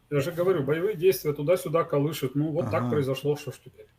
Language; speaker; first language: Russian; native; Russian